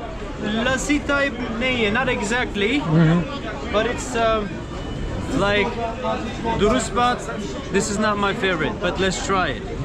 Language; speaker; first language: Hindi; non-native, learner; Turkish